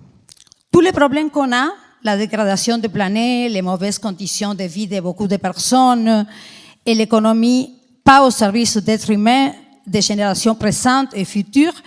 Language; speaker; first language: French; non-native, fluent; Spanish